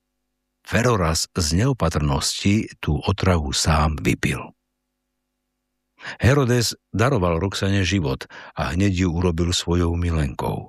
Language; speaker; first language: Slovak; native; Slovak